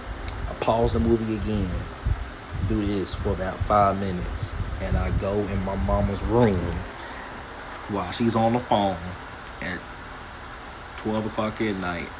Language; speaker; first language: English; native; English